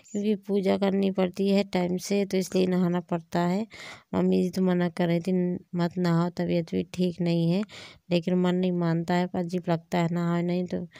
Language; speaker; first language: Hindi; native; Hindi